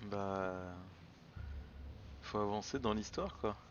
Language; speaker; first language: French; native; French